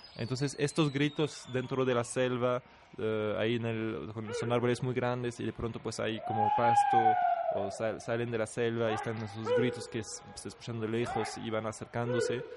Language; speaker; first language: Spanish; non-native, fluent; French